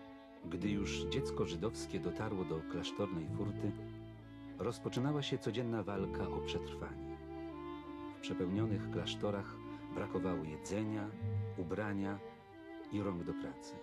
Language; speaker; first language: Polish; native; Polish